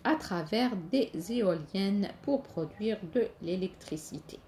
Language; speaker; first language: French; non-native, local second language; Arabic